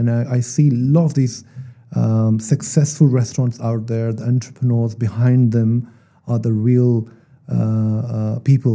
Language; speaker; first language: English; non-native, local second language; Urdu